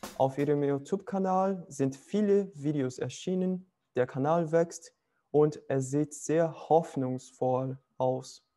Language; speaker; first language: German; non-native, fluent; Portuguese